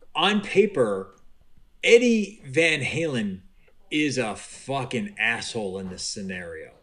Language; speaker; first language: English; native; English